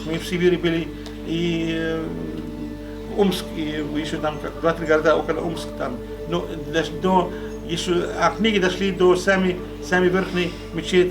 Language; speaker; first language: Russian; non-native, fluent; Arabic